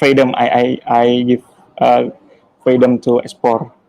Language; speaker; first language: English; non-native, learner; Indonesian